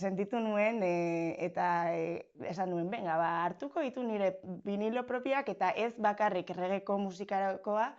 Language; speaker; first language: Basque; non-native, local second language; Spanish